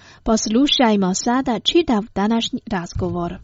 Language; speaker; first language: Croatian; non-native, fluent; Chinese